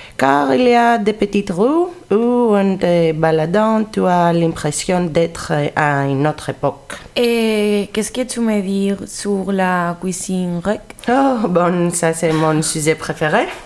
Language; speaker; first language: French; non-native, fluent; Greek